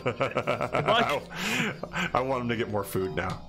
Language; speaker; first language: English; native; English